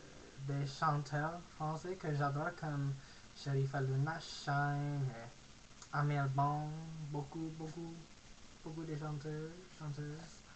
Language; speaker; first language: French; non-native, learner; English